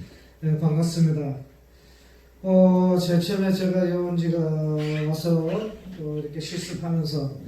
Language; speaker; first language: Korean; native; Korean